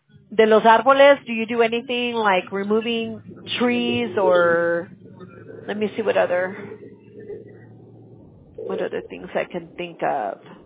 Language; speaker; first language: English; early bilingual, other home language; Spanish